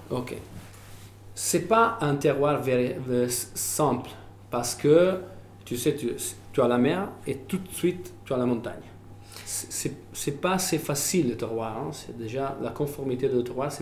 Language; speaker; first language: French; non-native, fluent; Italian